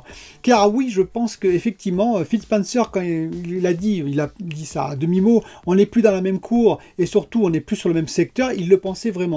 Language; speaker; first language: French; native; French